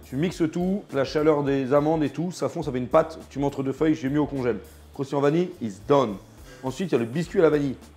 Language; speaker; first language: French; native; French